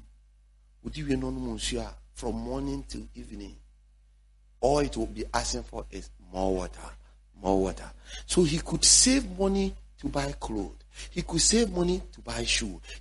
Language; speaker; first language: English; non-native, local second language; Akan